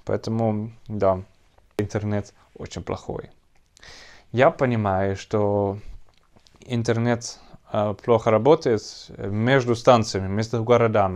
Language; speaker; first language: Russian; non-native, learner; Dutch